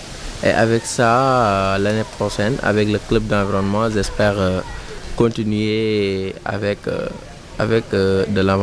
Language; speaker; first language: French; non-native, local second language; Wolof